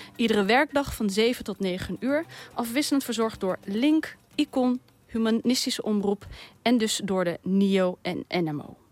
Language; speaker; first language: Dutch; early bilingual, other home language; Turkish